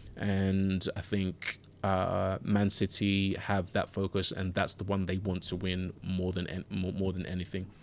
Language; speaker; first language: English; native; English